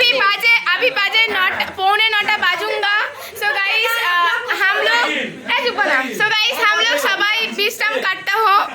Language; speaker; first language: Hindi; non-native, local second language; Bangla